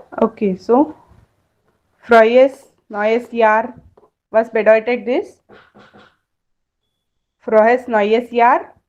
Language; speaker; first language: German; non-native, fluent; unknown